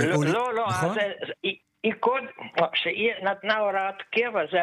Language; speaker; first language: Hebrew; non-native, fluent; Russian